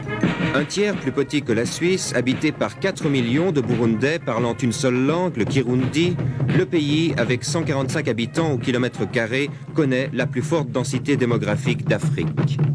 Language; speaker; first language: French; native; French